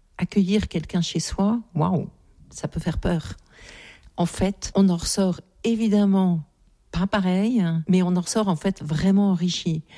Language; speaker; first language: French; native; French